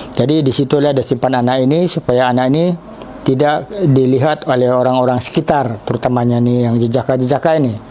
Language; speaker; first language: Malay; non-native, local second language; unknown